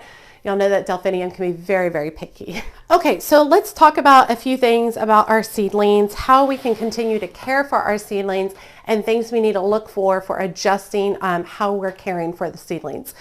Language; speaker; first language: English; native; English